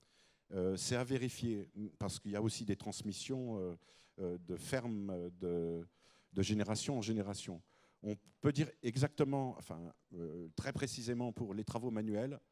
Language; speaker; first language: French; native; French